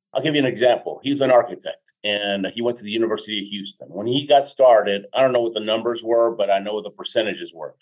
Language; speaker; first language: English; early bilingual, other home language; Spanish